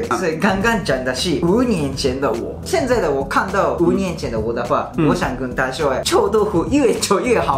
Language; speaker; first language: Chinese; non-native, fluent; Japanese